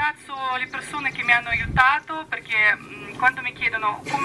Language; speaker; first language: Italian; non-native, fluent; Russian